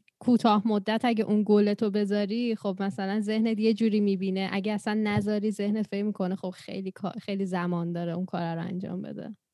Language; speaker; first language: Persian; native; Persian